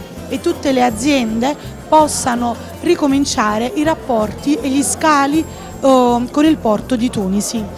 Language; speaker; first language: Italian; native; Italian